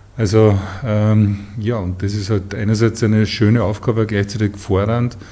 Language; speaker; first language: German; native; German